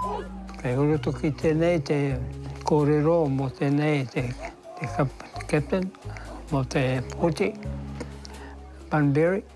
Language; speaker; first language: Māori; non-native, local second language; English